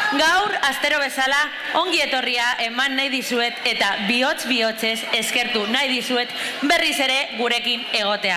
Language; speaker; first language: Basque; non-native, local second language; Spanish